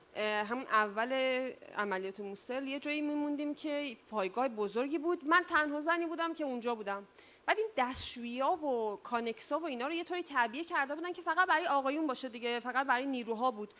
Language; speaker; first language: Persian; non-native, local second language; Azerbaijani